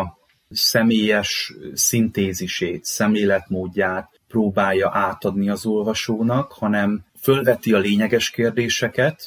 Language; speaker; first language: Hungarian; native; Hungarian